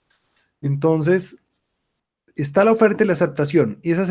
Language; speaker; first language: Spanish; native; Spanish